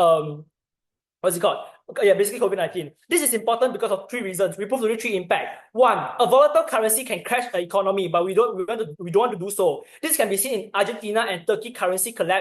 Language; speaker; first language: English; non-native, learner; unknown